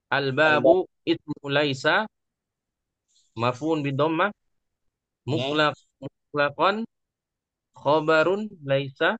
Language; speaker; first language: Arabic; non-native, learner; Indonesian